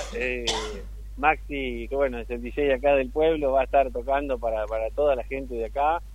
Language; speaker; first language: Spanish; native; Spanish